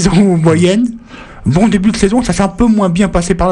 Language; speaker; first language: French; native; French